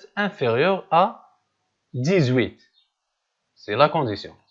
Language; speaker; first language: French; non-native, local second language; Arabic